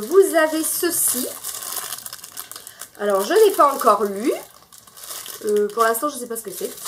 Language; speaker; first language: French; native; French